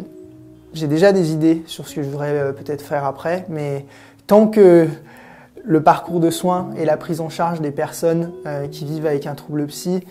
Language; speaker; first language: French; native; French